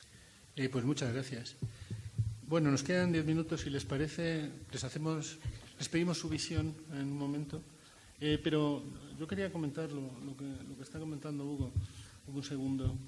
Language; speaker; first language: Spanish; native; Spanish